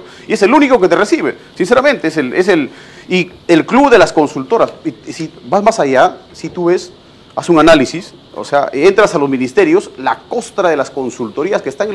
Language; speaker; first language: Spanish; native; Spanish